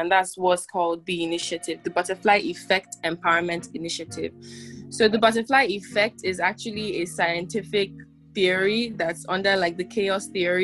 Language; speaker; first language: English; non-native, local second language; Igbo